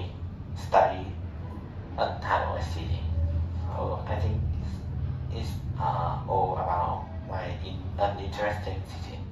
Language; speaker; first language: English; non-native, learner; Vietnamese